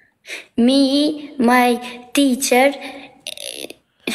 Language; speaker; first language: English; non-native, learner; Albanian